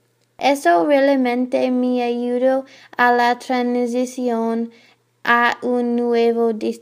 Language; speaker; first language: Spanish; non-native, learner; English